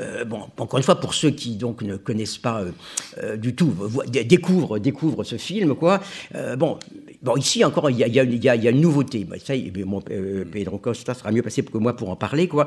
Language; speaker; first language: French; native; French